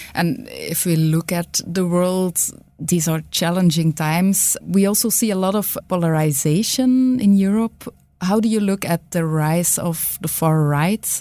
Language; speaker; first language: English; non-native, fluent; Dutch